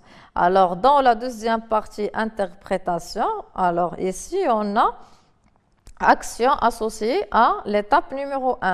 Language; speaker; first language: French; non-native, local second language; Arabic